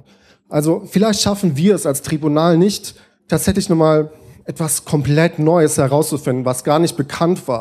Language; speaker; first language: German; native; German